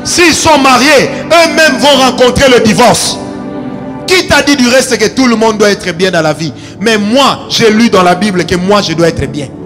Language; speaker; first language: French; non-native, local second language; Lingala